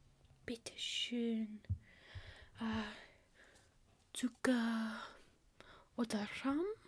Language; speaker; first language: German; non-native, learner; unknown